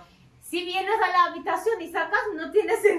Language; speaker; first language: Spanish; non-native, learner; Turkish